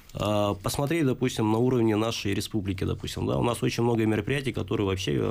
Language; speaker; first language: Russian; native; Russian